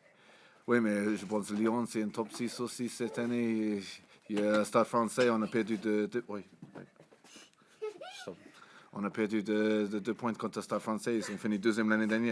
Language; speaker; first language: French; non-native, fluent; English